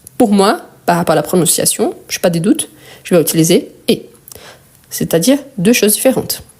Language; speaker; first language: French; non-native, fluent; Portuguese